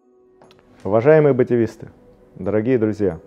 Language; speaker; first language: Russian; native; Russian